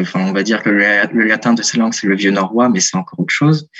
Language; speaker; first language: French; native; French